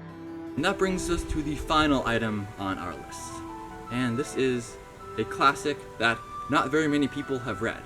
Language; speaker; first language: English; native; English